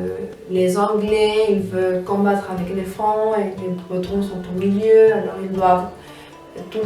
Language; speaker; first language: French; non-native, fluent; Spanish